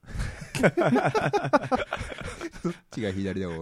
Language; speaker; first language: Japanese; native; Japanese